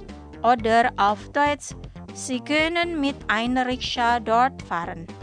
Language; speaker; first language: German; non-native, fluent; Indonesian